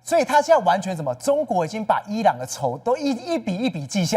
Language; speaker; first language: Chinese; native; Chinese